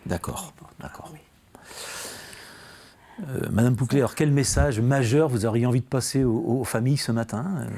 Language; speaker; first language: French; native; French